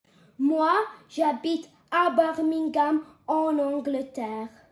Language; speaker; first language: French; early bilingual, heritage; French